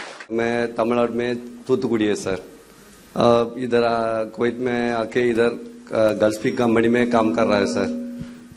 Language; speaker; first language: Hindi; non-native, local second language; Tamil